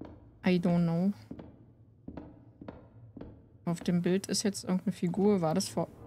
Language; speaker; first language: German; native; German